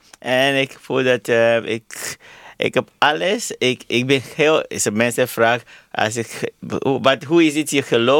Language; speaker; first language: Dutch; non-native, fluent; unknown